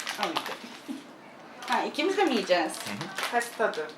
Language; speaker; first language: Turkish; native; Turkish